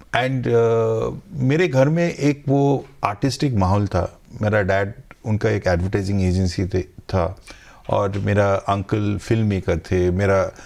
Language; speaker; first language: Hindi; non-native, local second language; Bangla